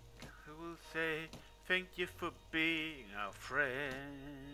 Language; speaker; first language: English; non-native, fluent; Swedish